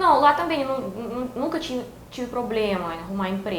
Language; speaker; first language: Portuguese; non-native, fluent; Russian